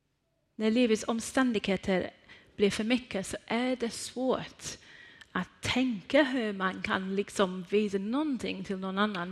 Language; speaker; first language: Swedish; non-native, fluent; Persian